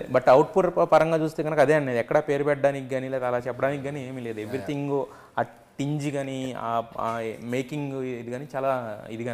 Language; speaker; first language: Telugu; native; Telugu